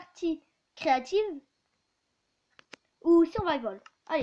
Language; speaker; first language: French; native; French